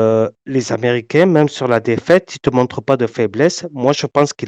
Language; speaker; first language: French; native; French